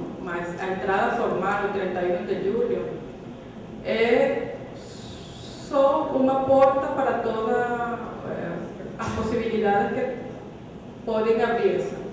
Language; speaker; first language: Portuguese; non-native, fluent; Spanish